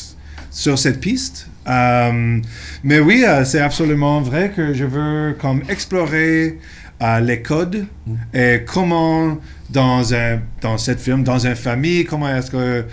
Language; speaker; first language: French; non-native, local second language; English